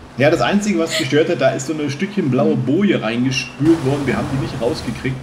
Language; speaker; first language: German; native; German